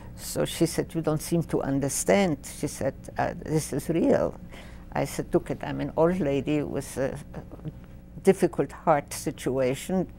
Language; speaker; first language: English; non-native, fluent; Polish